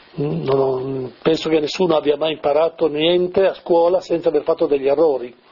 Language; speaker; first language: Italian; native; Italian